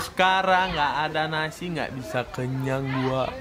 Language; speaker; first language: Indonesian; non-native, fluent; Russian